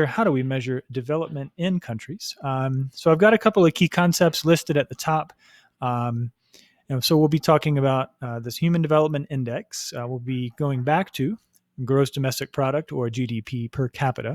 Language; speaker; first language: English; native; English